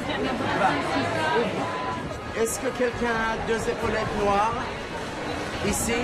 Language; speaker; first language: French; non-native, fluent; Hebrew